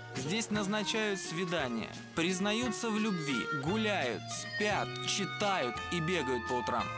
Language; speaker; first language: Russian; native; Russian